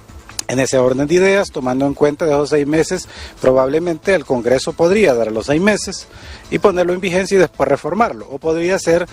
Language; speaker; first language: Spanish; native; Spanish